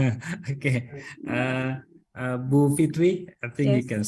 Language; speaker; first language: English; non-native, learner; Indonesian